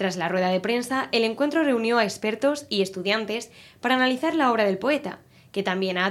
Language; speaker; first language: Spanish; native; Spanish